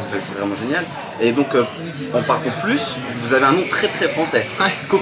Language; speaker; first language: French; native; French